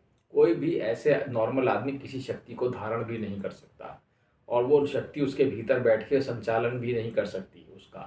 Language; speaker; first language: Hindi; native; Hindi